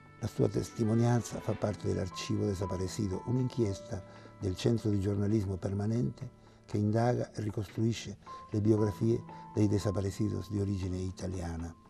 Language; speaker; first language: Italian; non-native, fluent; Spanish